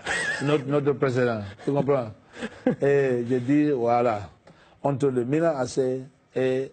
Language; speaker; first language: French; non-native, fluent; English